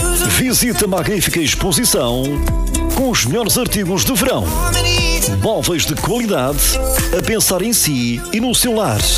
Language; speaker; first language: Portuguese; native; Portuguese